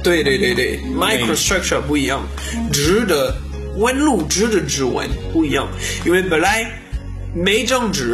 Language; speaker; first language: Chinese; non-native, learner; French